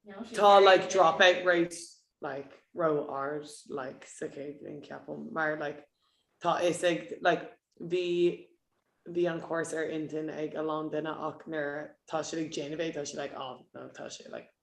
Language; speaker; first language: Irish; non-native, local second language; English